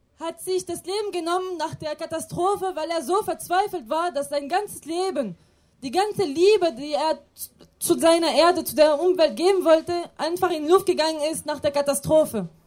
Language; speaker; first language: German; non-native, fluent; French